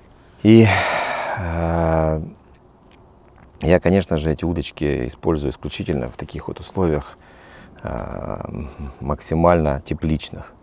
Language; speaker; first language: Russian; native; Russian